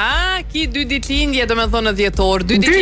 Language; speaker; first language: Albanian; native; Albanian